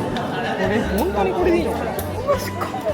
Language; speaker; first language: Japanese; native; Japanese